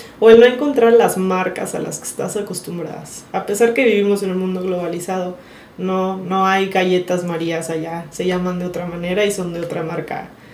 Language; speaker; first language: Spanish; native; Spanish